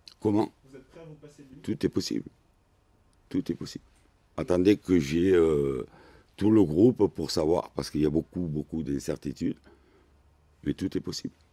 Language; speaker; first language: French; native; French